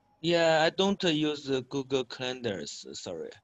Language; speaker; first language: English; non-native, learner; Chinese